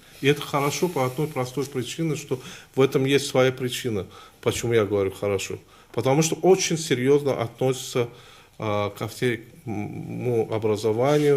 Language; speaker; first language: Russian; non-native, local second language; Azerbaijani